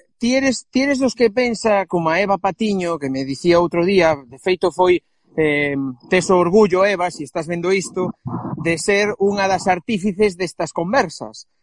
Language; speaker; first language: Galician; non-native, local second language; Spanish